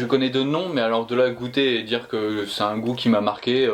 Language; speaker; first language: French; native; French